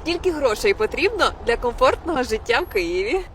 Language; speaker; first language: Ukrainian; native; Ukrainian